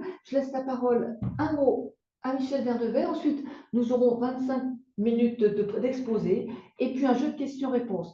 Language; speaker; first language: French; native; French